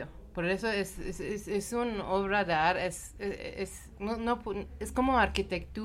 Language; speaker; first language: Spanish; non-native, learner; Persian